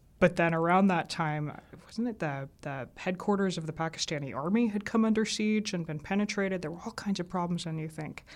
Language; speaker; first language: English; native; English